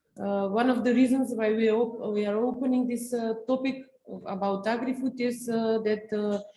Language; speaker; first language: English; non-native, fluent; Macedonian